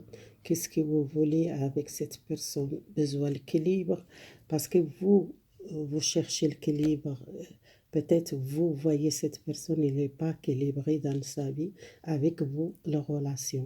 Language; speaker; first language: French; non-native, learner; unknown